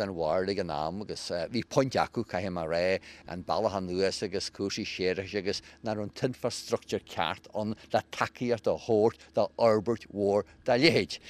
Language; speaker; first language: Irish; native; Irish